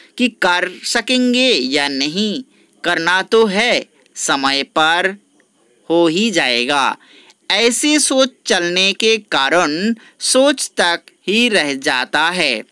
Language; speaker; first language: Hindi; non-native, local second language; Bangla